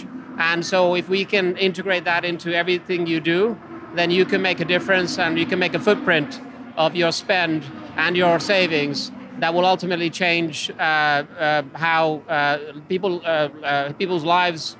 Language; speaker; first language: English; non-native, fluent; Finnish